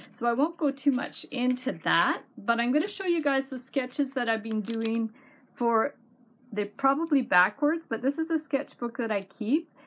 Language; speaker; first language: English; native; English